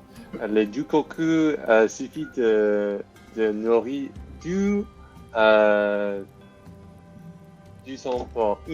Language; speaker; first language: French; non-native, learner; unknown